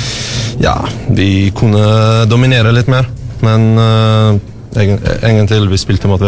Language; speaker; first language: Norwegian; non-native, learner; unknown